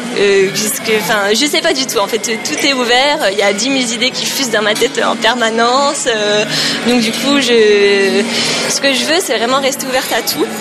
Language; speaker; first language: French; native; French